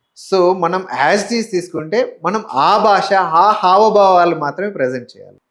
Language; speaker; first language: Telugu; native; Telugu